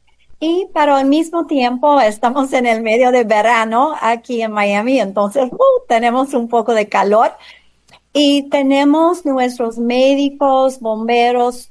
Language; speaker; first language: Spanish; non-native, fluent; English